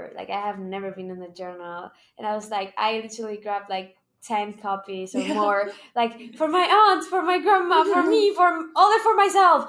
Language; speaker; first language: English; non-native, fluent; Spanish